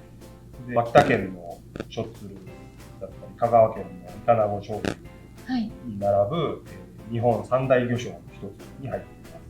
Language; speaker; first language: Japanese; native; Japanese